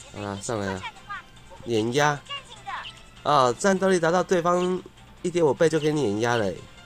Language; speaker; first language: Chinese; native; Chinese